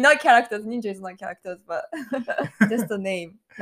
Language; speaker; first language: English; non-native, fluent; Japanese